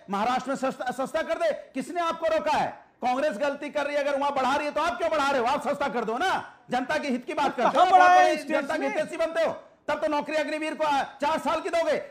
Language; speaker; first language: Hindi; native; Hindi